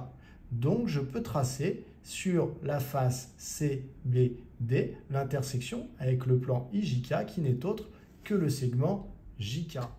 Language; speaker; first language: French; native; French